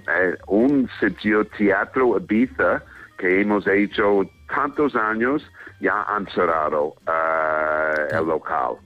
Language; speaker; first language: Spanish; non-native, fluent; English